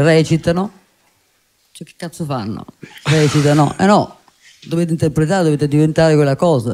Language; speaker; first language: Italian; native; Italian